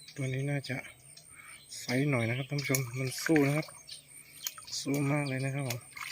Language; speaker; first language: Thai; native; Thai